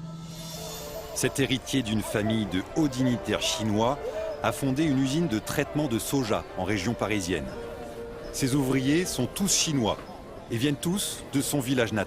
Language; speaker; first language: French; native; French